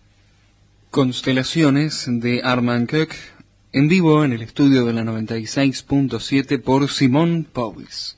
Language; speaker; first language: Spanish; native; Spanish